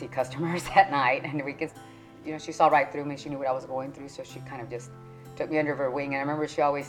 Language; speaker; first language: English; early bilingual, other home language; Spanish